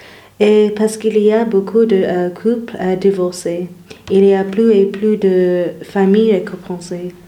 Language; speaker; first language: French; non-native, learner; English